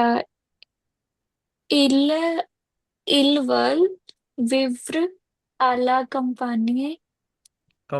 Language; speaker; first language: French; non-native, learner; Hindi